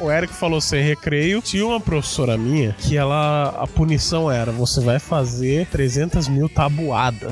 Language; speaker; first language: Portuguese; native; Portuguese